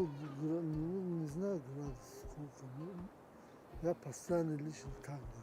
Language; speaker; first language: Russian; non-native, local second language; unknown